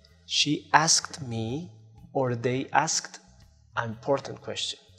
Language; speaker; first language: English; non-native, fluent; Spanish